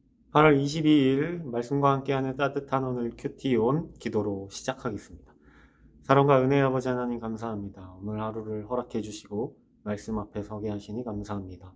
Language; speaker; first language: Korean; native; Korean